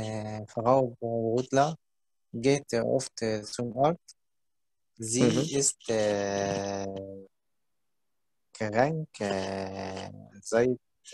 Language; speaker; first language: German; non-native, learner; Arabic